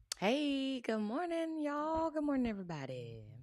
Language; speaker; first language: English; native; English